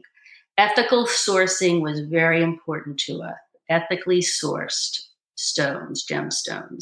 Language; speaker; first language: English; native; English